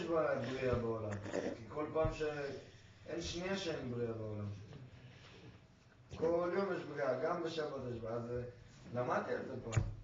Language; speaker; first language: Hebrew; non-native, local second language; English